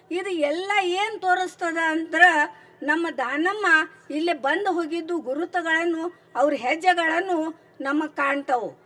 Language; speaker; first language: Kannada; non-native, local second language; Marathi